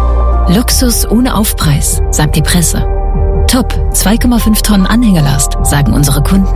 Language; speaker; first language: German; native; German